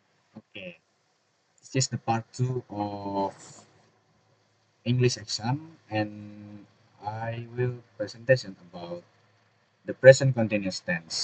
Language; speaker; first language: English; non-native, learner; Indonesian